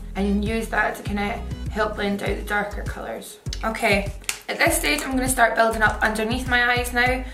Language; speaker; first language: English; native; English